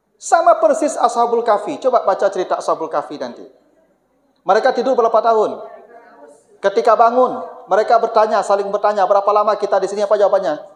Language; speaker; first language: Malay; non-native, local second language; Minangkabau